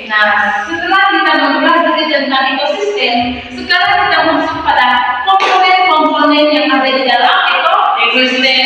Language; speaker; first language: Indonesian; native; Indonesian